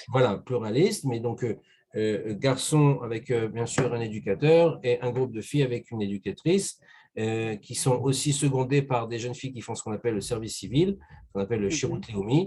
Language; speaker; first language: French; native; French